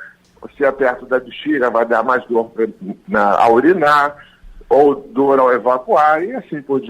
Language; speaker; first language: Portuguese; native; Portuguese